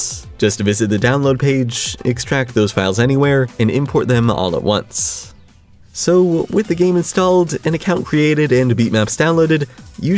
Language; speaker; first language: English; native; English